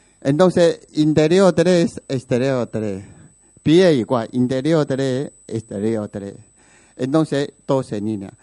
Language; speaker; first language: Spanish; non-native, learner; Chinese